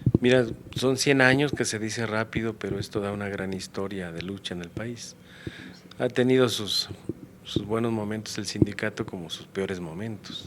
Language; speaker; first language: Spanish; native; Spanish